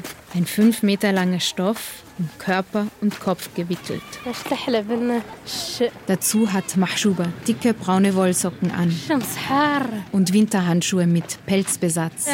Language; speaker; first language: German; native; German